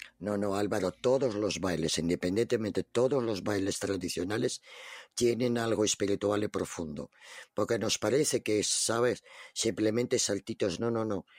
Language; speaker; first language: Spanish; non-native, fluent; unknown